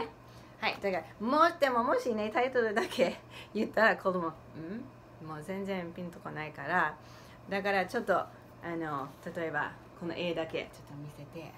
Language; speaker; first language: Japanese; non-native, fluent; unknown